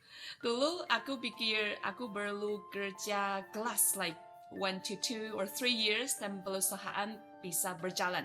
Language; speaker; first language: Indonesian; non-native, fluent; Chinese